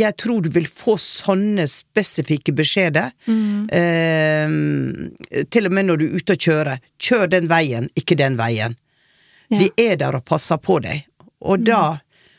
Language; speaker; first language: Norwegian; native; Norwegian